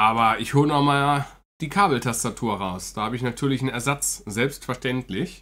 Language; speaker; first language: German; native; German